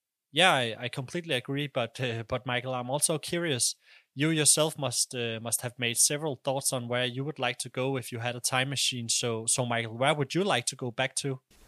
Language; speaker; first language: English; non-native, fluent; Danish